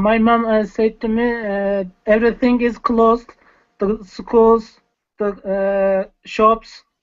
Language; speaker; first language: English; non-native, fluent; Turkish